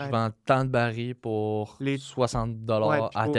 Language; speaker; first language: French; native; French